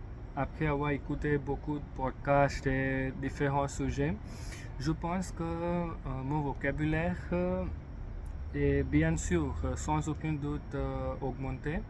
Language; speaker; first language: French; non-native, learner; English